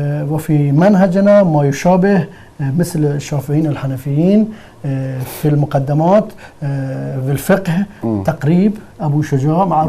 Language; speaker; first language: Arabic; non-native, fluent; Persian